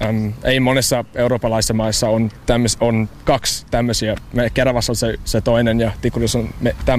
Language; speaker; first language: Finnish; non-native, learner; English